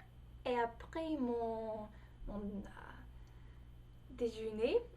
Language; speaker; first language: French; non-native, fluent; English